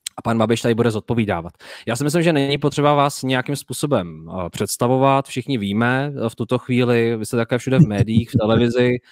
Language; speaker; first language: Czech; native; Czech